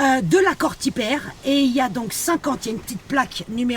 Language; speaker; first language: French; native; French